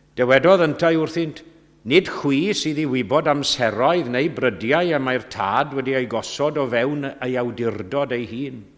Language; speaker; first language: Welsh; native; Welsh